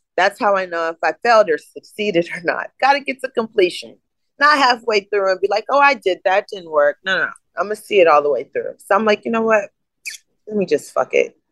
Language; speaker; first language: English; native; English